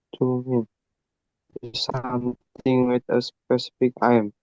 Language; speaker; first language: English; non-native, learner; Indonesian